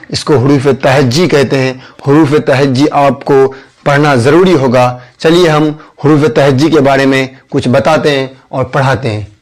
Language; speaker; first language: Hindi; native; Hindi